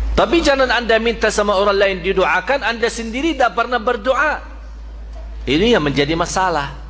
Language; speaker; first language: Malay; non-native, fluent; Arabic